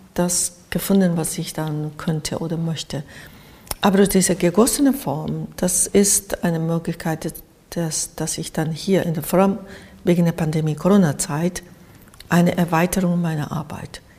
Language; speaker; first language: German; non-native, fluent; Japanese